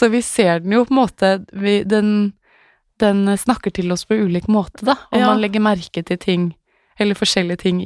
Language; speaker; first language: Norwegian; native; Norwegian